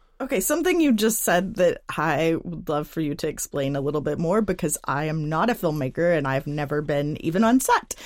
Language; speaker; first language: English; native; English